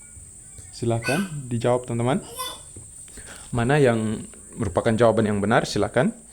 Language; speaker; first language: Indonesian; native; Indonesian